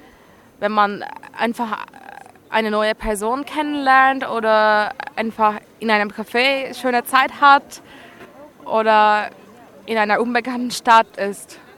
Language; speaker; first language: German; non-native, learner; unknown